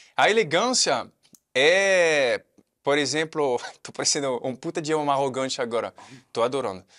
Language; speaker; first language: Portuguese; non-native, fluent; French